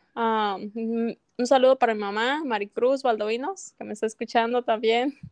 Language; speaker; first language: Spanish; native; Spanish